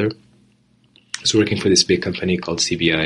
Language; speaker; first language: English; non-native, fluent; Portuguese